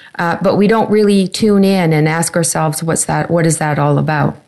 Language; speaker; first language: English; native; English